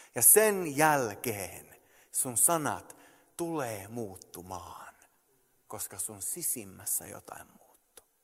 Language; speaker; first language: Finnish; early bilingual, heritage; Finnish